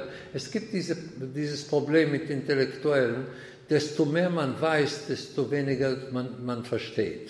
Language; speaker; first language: German; non-native, fluent; Hebrew